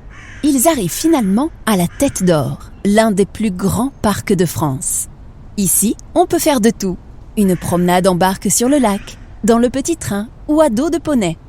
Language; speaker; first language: French; native; French